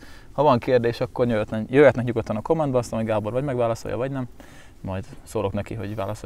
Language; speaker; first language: Hungarian; native; Hungarian